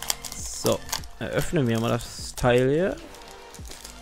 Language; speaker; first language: German; native; German